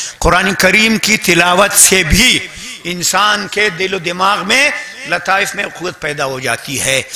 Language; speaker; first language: Urdu; non-native, local second language; Brahui